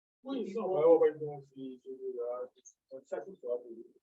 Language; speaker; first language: French; non-native, local second language; Haitian Creole